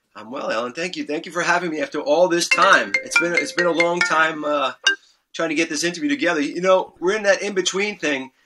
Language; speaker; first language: English; native; English